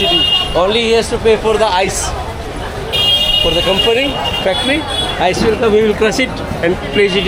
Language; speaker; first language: English; non-native, local second language; Hindi